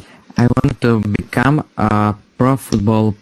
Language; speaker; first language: English; non-native, learner; Slovak